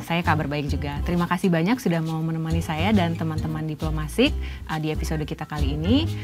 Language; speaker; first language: Indonesian; native; Indonesian